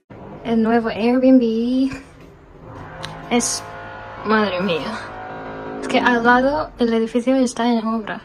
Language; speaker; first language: Spanish; non-native, fluent; Chinese